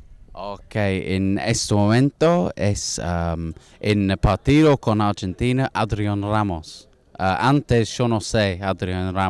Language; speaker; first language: Spanish; non-native, learner; English